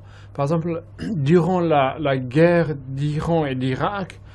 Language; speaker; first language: French; non-native, fluent; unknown